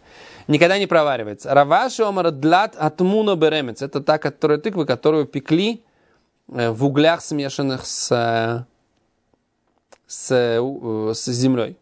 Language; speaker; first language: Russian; native; Russian